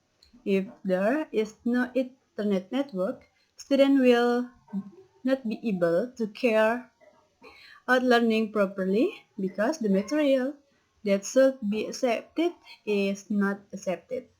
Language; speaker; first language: English; non-native, learner; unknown